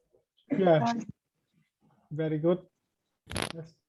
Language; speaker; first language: English; non-native, learner; Vietnamese